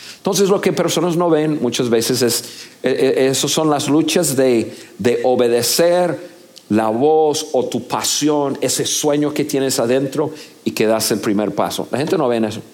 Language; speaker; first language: Spanish; non-native, fluent; English